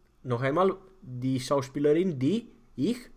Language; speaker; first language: German; non-native, fluent; Romanian